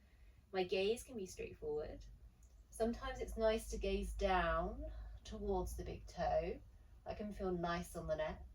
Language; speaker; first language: English; native; English